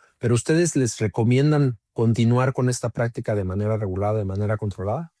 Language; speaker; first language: Spanish; native; Spanish